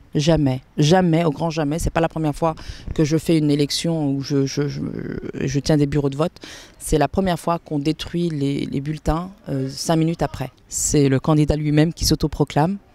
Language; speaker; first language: French; native; French